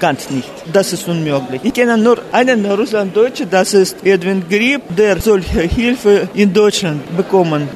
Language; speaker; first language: German; non-native, fluent; Russian